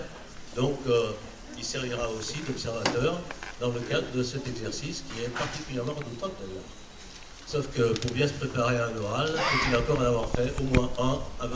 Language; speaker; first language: French; native; French